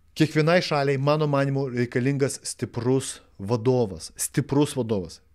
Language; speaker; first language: Lithuanian; non-native, local second language; Russian